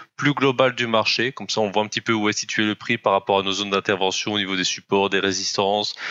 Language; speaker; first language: French; native; French